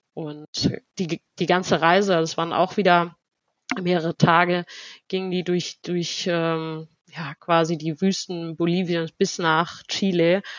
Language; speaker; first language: German; native; German